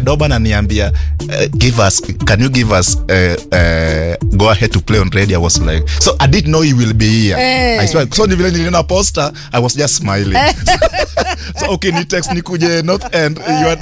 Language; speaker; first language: Swahili; non-native, local second language; Luo (Kenya and Tanzania)